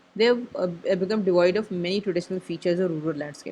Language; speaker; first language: English; non-native, local second language; Urdu